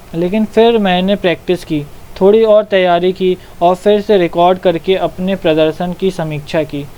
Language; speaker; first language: Hindi; native; Hindi